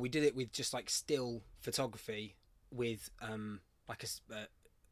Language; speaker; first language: English; native; English